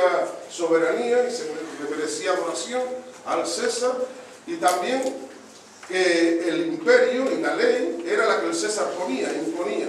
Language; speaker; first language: Spanish; native; Spanish